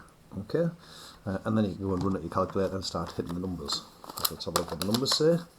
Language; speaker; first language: English; native; English